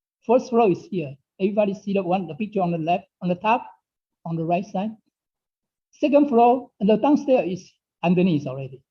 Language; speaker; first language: English; non-native, fluent; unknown